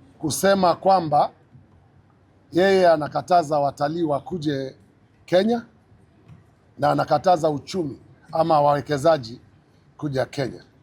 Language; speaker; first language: Swahili; native; Swahili